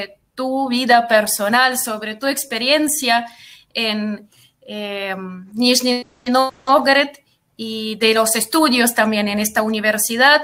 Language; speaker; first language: Spanish; non-native, fluent; Russian